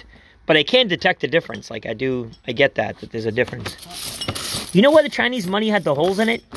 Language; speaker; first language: English; native; English